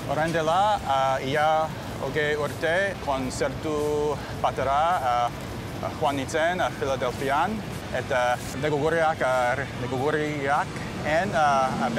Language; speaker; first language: Basque; non-native, learner; English